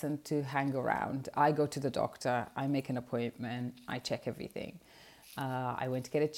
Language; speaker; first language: English; non-native, fluent; Portuguese